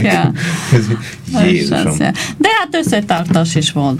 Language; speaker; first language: Hungarian; non-native, fluent; Armenian